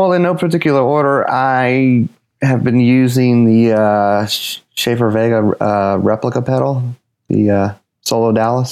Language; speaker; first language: English; native; English